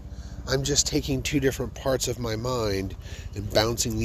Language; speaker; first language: English; native; English